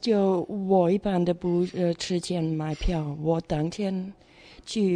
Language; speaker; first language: Chinese; non-native, fluent; German